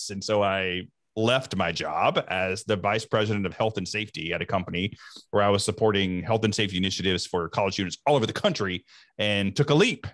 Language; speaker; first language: English; native; English